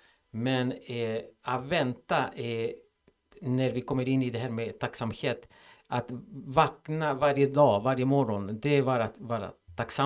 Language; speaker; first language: Swedish; non-native, fluent; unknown